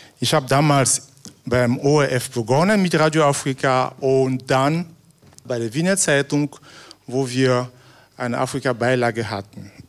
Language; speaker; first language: German; non-native, fluent; French